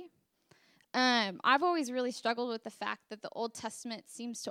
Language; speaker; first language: English; native; English